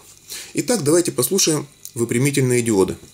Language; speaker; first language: Russian; native; Russian